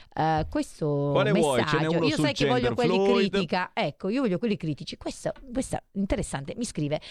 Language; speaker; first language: Italian; native; Italian